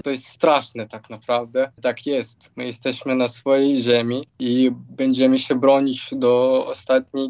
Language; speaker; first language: Polish; non-native, fluent; Ukrainian